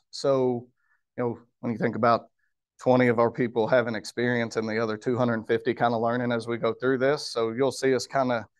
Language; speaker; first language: English; native; English